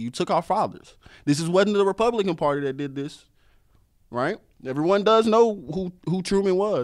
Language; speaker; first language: English; native; English